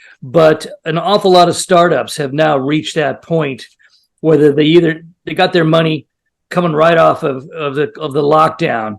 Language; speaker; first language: English; native; English